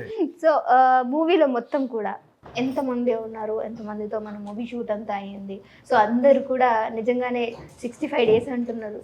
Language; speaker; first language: Telugu; native; Telugu